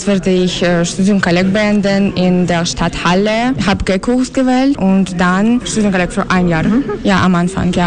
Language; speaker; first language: German; non-native, learner; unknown